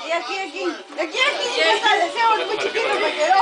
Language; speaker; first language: Spanish; native; Spanish